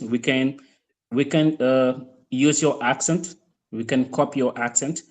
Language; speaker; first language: English; non-native, fluent; Portuguese